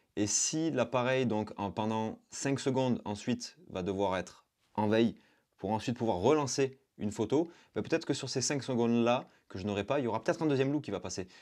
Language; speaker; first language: French; native; French